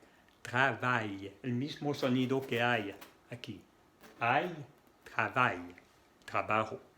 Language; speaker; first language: Spanish; non-native, fluent; French